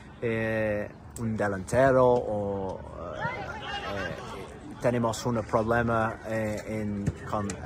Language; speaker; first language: Spanish; non-native, learner; English